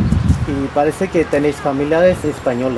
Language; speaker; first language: Spanish; non-native, learner; Russian